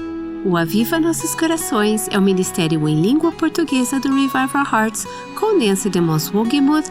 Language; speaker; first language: Portuguese; native; Portuguese